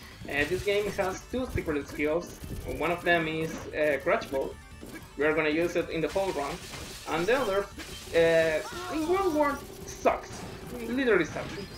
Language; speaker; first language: English; non-native, learner; Spanish